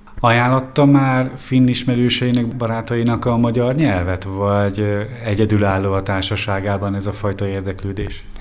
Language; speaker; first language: Hungarian; native; Hungarian